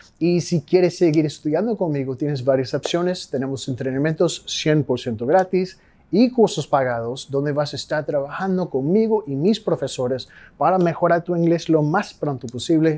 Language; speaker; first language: Spanish; non-native, fluent; English